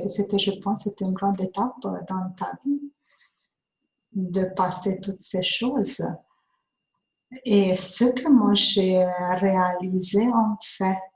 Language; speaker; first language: French; non-native, learner; Hungarian